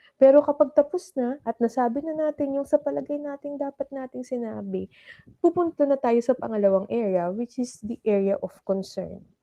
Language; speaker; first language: Filipino; non-native, local second language; Pampanga